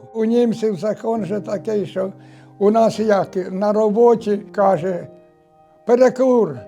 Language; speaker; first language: Ukrainian; native; Ukrainian